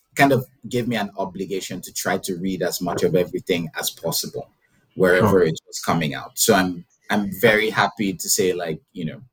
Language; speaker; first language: English; non-native, local second language; Yoruba